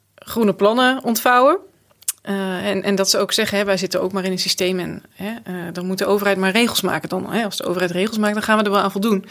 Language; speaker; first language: Dutch; native; Dutch